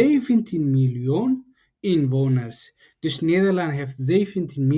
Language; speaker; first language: Dutch; non-native, learner; Tigrinya